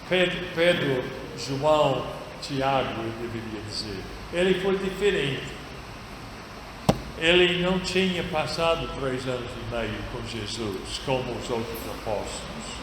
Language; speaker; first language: Portuguese; non-native, fluent; English